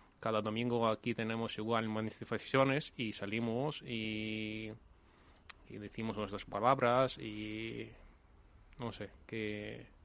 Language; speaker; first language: Spanish; non-native, learner; Ukrainian